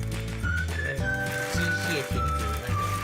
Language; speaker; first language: Chinese; native; Chinese